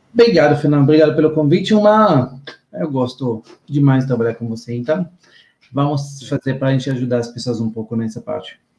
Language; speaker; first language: Portuguese; non-native, fluent; Hebrew